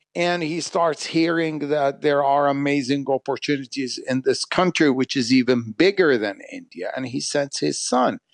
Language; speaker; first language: English; non-native, fluent; Arabic